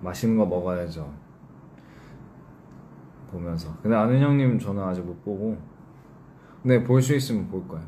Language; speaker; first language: Korean; early bilingual, heritage; English